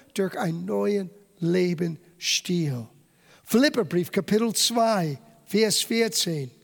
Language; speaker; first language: German; non-native, fluent; English